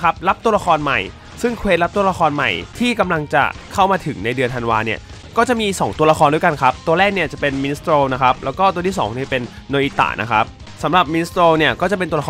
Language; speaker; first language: Thai; native; Thai